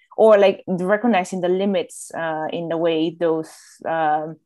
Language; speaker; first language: English; non-native, fluent; Spanish